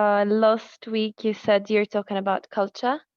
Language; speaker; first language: English; non-native, learner; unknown